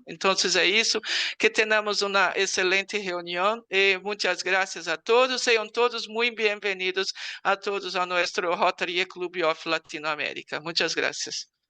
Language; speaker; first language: Portuguese; non-native, learner; Spanish